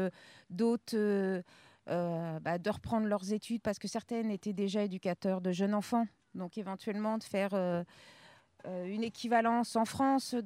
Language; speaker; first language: French; native; French